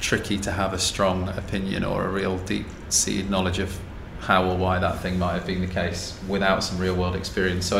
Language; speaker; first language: English; native; English